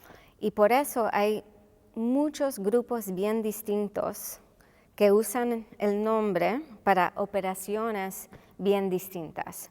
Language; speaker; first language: Spanish; non-native, local second language; English